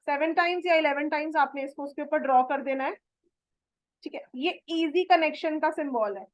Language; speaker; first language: Hindi; native; Hindi